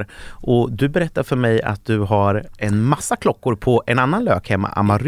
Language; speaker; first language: Swedish; native; Swedish